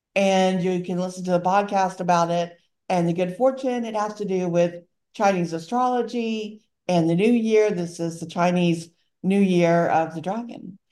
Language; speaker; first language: English; native; English